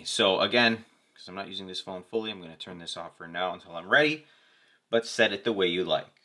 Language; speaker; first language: English; native; English